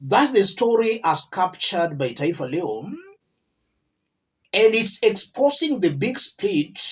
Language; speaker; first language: English; non-native, local second language; Swahili